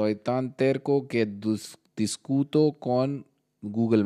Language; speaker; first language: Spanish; non-native, learner; Hindi